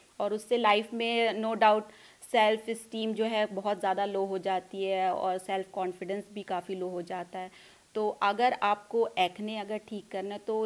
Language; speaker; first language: Hindi; non-native, local second language; Punjabi